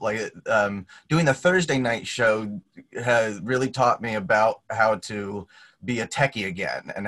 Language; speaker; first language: English; native; English